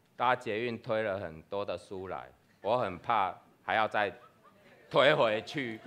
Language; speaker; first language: Chinese; native; Chinese